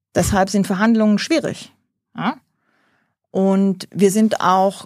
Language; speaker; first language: German; native; German